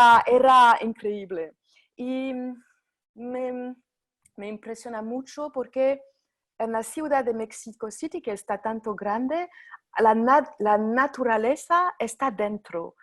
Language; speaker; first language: Spanish; non-native, fluent; French